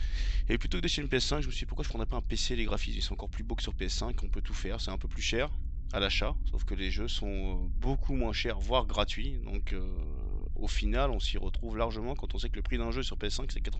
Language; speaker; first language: French; native; French